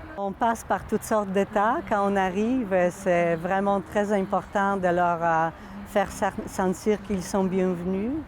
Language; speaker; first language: French; non-native, fluent; Polish